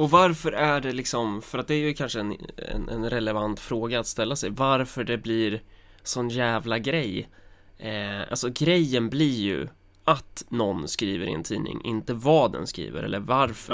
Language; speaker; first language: Swedish; native; Swedish